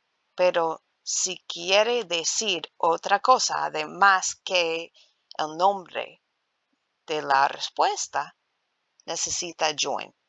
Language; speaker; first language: Spanish; non-native, learner; English